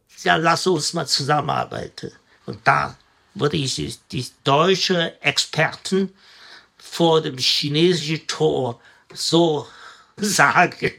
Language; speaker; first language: German; non-native, fluent; Chinese